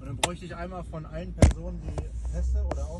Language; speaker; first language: German; native; German